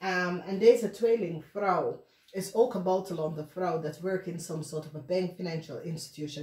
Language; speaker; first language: Dutch; non-native, learner; English